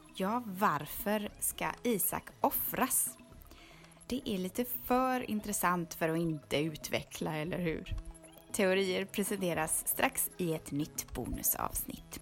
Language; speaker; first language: Swedish; native; Swedish